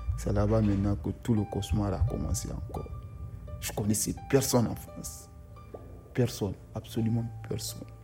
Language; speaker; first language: French; non-native, local second language; Susu